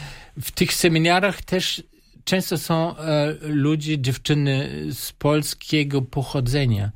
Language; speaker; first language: Polish; non-native, fluent; German